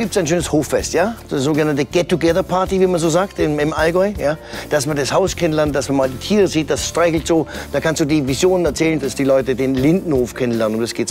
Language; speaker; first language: German; native; German